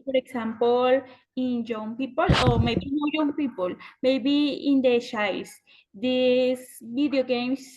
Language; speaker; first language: English; non-native, learner; Spanish